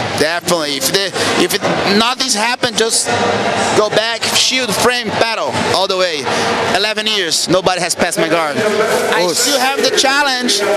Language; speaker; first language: English; non-native, fluent; Portuguese